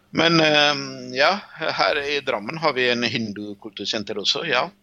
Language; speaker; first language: Norwegian; non-native, fluent; Sinhala